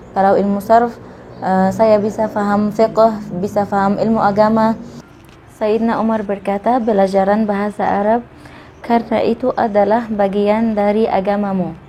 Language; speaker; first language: Indonesian; non-native, fluent; Arabic